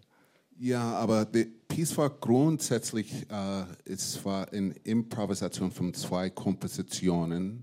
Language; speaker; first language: German; non-native, fluent; English